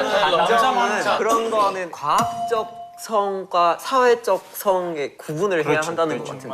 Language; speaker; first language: Korean; non-native, fluent; English